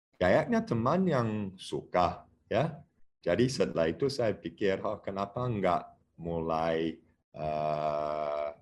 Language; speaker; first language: Indonesian; non-native, fluent; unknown